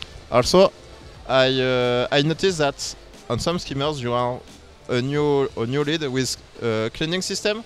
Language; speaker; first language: English; non-native, fluent; French